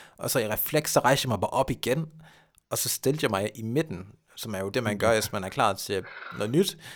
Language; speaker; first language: Danish; early bilingual, other home language; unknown